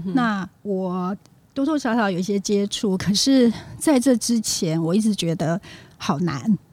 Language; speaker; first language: Chinese; native; Chinese